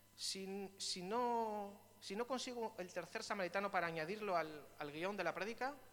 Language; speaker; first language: Spanish; native; Spanish